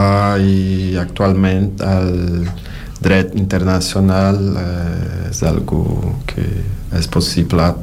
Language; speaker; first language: Catalan; non-native, learner; Portuguese